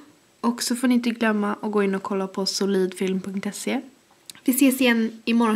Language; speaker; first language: Swedish; native; Swedish